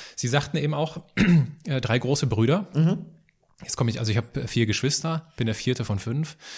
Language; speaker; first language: German; native; German